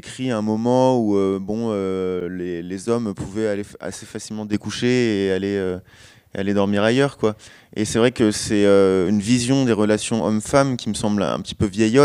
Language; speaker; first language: French; native; French